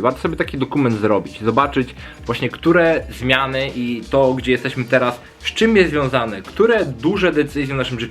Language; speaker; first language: Polish; native; Polish